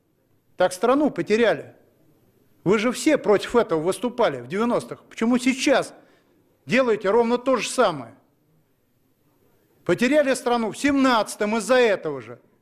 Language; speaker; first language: Russian; native; Russian